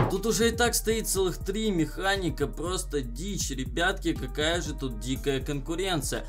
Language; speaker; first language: Russian; native; Russian